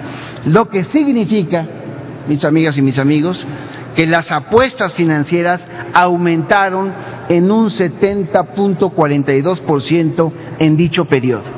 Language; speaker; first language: Spanish; native; Spanish